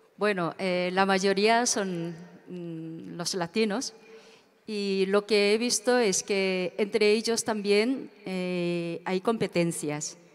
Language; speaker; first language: Spanish; non-native, fluent; Korean